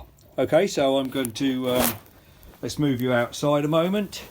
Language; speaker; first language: English; native; English